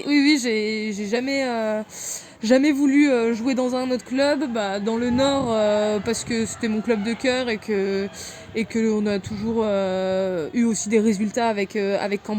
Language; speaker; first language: French; native; French